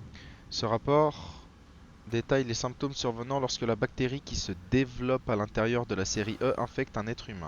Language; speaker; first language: French; native; French